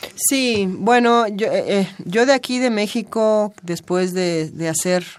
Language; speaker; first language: Spanish; native; Spanish